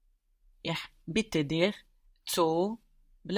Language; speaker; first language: German; non-native, learner; English